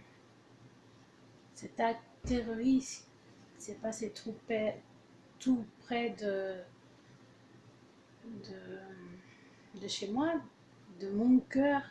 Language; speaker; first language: French; early bilingual, other home language; Portuguese